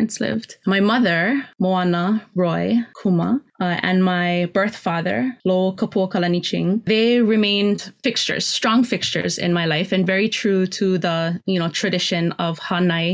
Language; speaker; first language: English; native; English